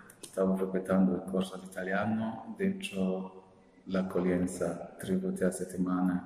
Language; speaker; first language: Italian; non-native, learner; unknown